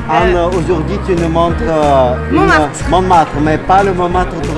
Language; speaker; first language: French; non-native, learner; Russian